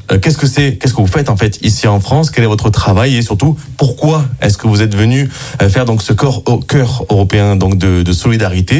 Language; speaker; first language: French; native; French